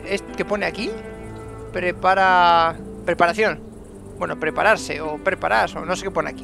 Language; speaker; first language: Spanish; native; Spanish